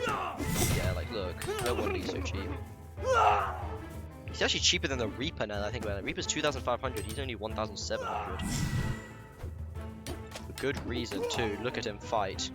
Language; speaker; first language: English; native; English